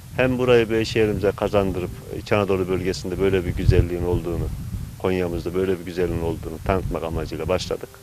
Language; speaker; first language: Turkish; native; Turkish